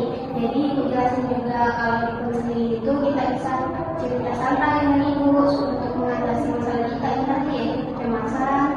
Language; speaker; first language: Indonesian; native; Indonesian